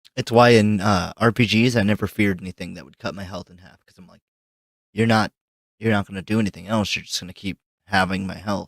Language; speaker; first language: English; native; English